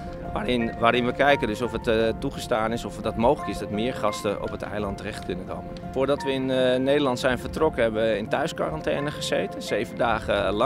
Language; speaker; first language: Dutch; native; Dutch